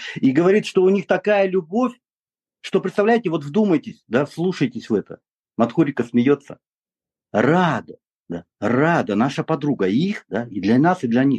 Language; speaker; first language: Russian; native; Russian